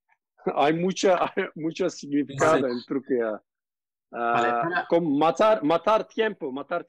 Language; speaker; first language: Spanish; non-native, learner; Turkish